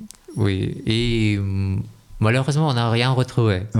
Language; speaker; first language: French; non-native, learner; Russian